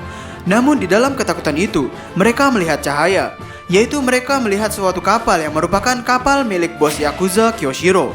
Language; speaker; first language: Indonesian; native; Indonesian